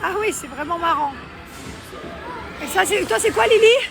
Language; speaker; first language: French; native; French